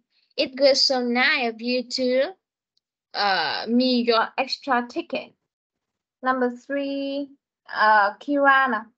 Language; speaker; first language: English; non-native, fluent; Vietnamese